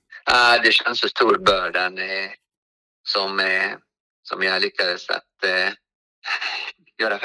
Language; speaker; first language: Swedish; non-native, fluent; Arabic